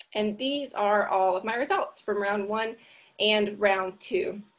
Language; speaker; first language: English; native; English